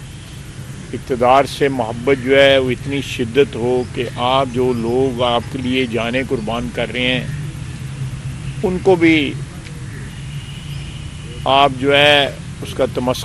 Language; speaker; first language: Urdu; non-native, local second language; Punjabi